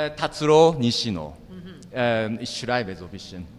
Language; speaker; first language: German; non-native, learner; Japanese